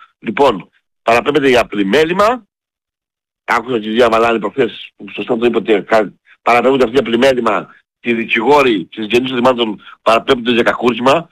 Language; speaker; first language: Greek; native; Greek